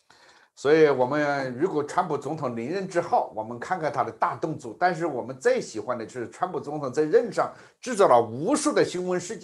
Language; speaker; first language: Chinese; native; Chinese